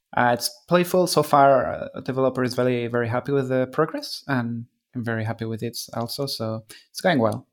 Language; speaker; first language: English; non-native, fluent; Spanish